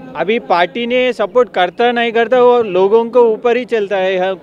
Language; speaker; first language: Hindi; non-native, local second language; Telugu